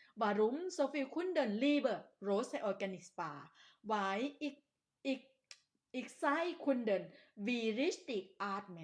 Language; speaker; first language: German; non-native, learner; Thai